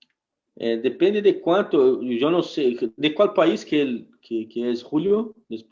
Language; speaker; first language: Spanish; non-native, fluent; Portuguese